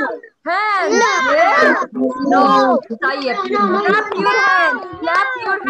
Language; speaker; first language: English; non-native, learner; Arabic